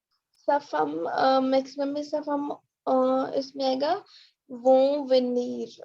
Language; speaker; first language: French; non-native, fluent; Hindi